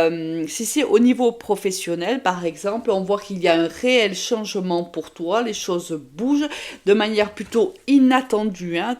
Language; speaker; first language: French; native; French